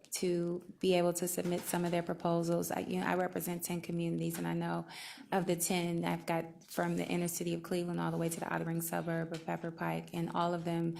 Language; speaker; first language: English; native; English